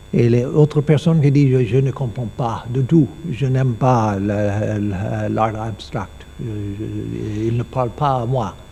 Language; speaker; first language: French; non-native, learner; English